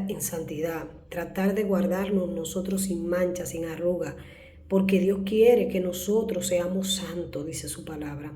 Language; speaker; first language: Spanish; native; Spanish